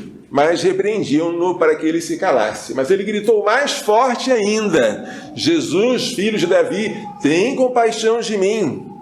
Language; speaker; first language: Portuguese; native; Portuguese